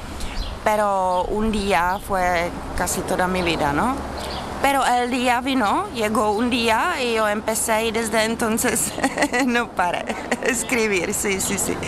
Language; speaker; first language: Spanish; non-native, learner; Czech